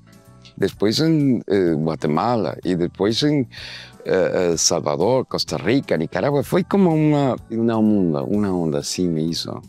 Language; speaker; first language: Portuguese; non-native, learner; Spanish